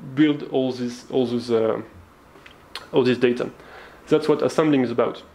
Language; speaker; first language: English; non-native, fluent; French